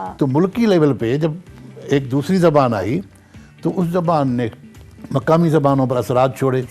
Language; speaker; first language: Urdu; non-native, local second language; Sindhi